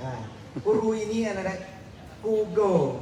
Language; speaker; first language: Indonesian; non-native, learner; Thai